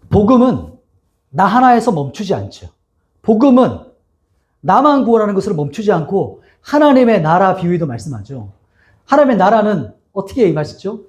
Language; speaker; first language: Korean; native; Korean